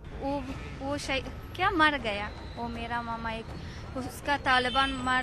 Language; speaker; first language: Hindi; non-native, learner; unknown